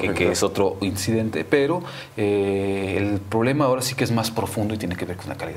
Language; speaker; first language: Spanish; native; Spanish